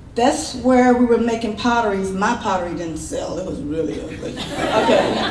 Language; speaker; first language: English; native; English